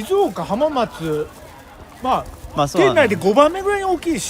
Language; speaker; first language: Japanese; native; Japanese